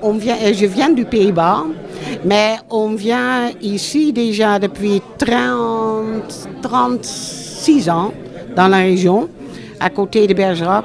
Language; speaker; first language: French; non-native, fluent; Dutch